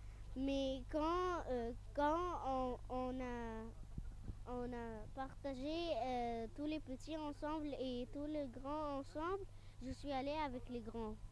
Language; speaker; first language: French; non-native, fluent; Arabic